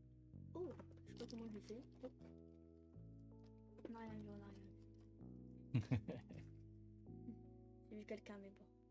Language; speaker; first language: French; native; French